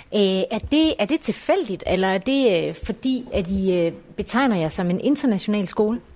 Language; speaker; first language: Danish; native; Danish